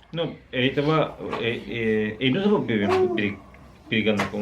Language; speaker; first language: Portuguese; non-native, learner; Turkish